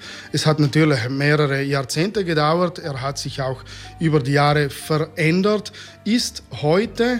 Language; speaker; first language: German; native; German